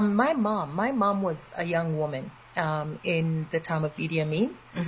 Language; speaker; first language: English; native; English